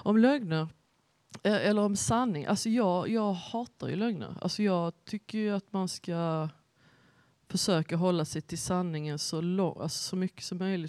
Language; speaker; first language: Swedish; native; Swedish